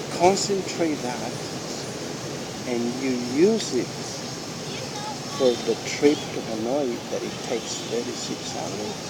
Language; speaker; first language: English; non-native, fluent; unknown